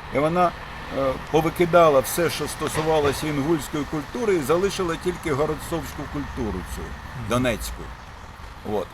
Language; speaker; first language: Ukrainian; non-native, fluent; Russian